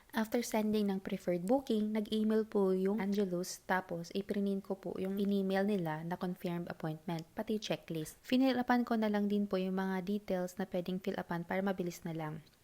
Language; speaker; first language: Filipino; native; Filipino